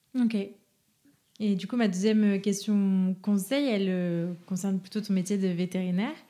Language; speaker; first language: French; native; French